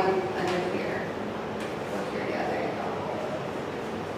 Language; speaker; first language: English; native; English